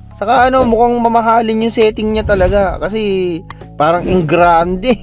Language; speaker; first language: Filipino; native; Filipino